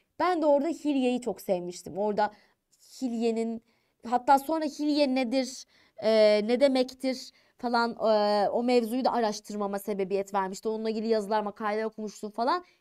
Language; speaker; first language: Turkish; native; Turkish